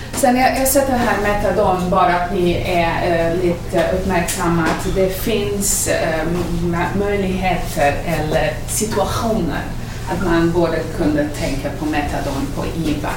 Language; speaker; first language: Swedish; non-native, fluent; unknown